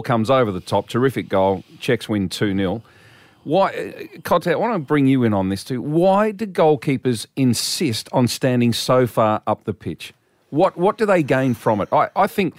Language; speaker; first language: English; native; English